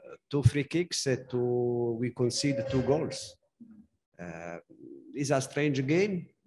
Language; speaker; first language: English; non-native, learner; Italian